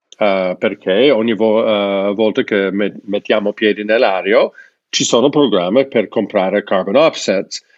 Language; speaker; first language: Italian; non-native, fluent; English